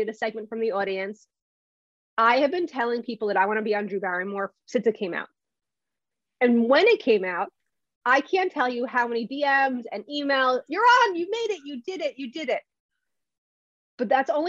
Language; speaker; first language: English; native; English